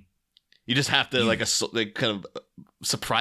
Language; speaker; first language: English; native; English